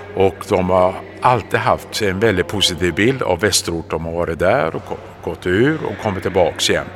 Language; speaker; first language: Swedish; native; Swedish